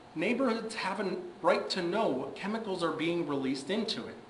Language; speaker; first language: English; native; English